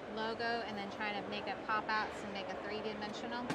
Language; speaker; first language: English; native; English